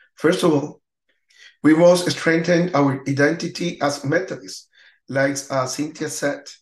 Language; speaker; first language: English; non-native, learner; Spanish